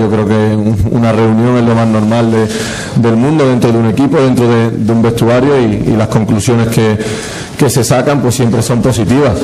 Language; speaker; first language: Spanish; native; Spanish